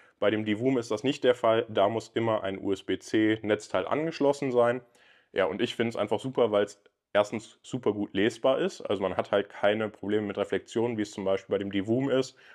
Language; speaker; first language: German; native; German